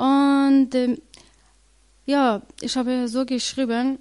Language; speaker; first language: German; non-native, learner; Persian